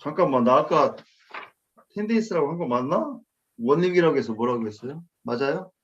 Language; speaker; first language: Korean; native; Korean